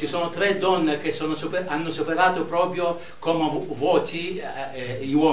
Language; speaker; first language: Italian; non-native, fluent; Arabic